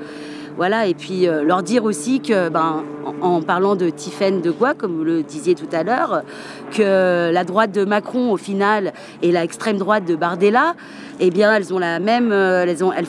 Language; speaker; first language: French; native; French